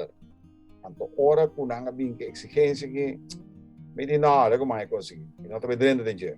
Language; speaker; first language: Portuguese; non-native, learner; Papiamento